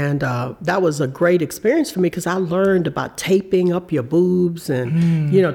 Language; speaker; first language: English; native; English